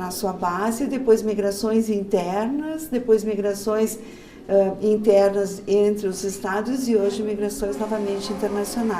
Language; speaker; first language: Portuguese; native; Portuguese